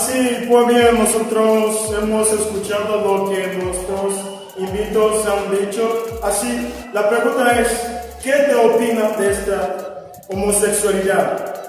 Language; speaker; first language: Spanish; non-native, learner; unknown